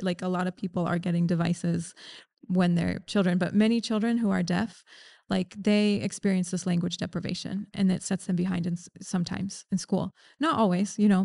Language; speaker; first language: English; native; English